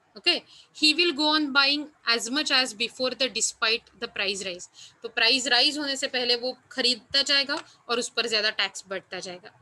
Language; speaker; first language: Hindi; non-native, local second language; Marathi